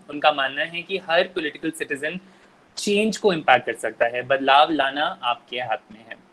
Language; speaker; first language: Hindi; native; Hindi